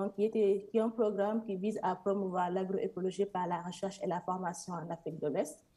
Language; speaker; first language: French; non-native, local second language; Serer